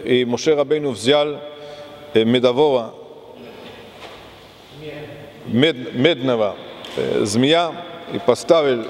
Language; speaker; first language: Russian; non-native, fluent; German